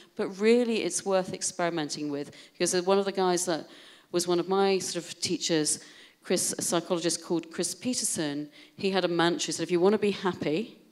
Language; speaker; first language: English; native; English